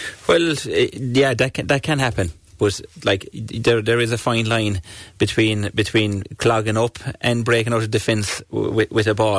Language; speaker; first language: English; native; English